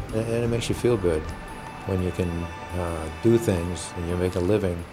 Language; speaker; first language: English; native; English